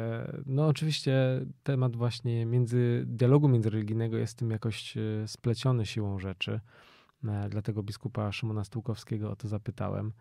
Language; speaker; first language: Polish; native; Polish